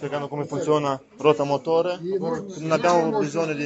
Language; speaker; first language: Russian; non-native, fluent; Italian